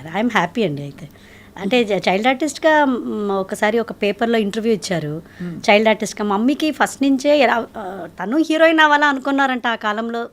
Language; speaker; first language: Telugu; native; Telugu